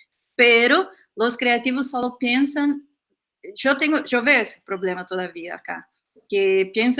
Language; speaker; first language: Spanish; non-native, fluent; Portuguese